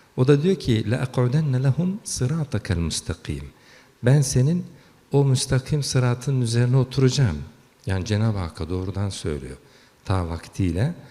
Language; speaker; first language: Turkish; early bilingual, heritage; Turkish